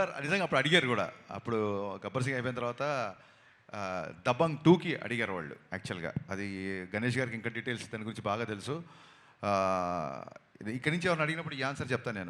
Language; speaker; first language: Telugu; native; Telugu